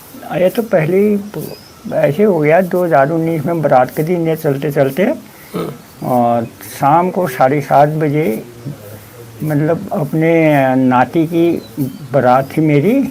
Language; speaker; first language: Hindi; non-native, local second language; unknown